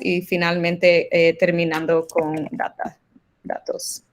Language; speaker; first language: Spanish; early bilingual, other home language; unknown